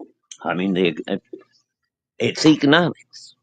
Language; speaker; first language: English; native; English